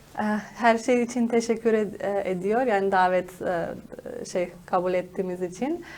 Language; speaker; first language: Turkish; non-native, fluent; Slovenian